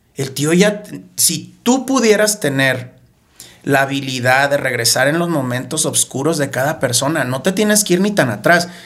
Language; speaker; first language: Spanish; native; Spanish